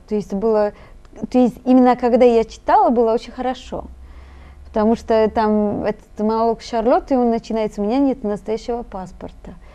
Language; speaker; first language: Russian; non-native, fluent; Italian